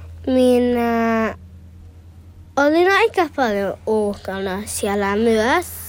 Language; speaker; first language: Finnish; early bilingual, heritage; Finnish